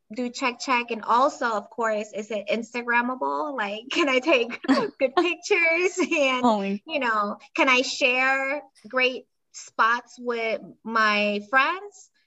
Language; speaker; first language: English; non-native, fluent; Spanish